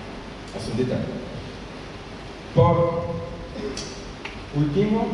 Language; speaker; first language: Spanish; non-native, learner; French